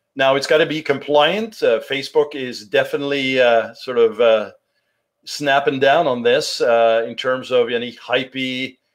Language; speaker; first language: English; non-native, fluent; Norwegian